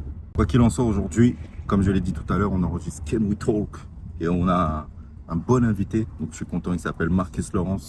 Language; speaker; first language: French; native; French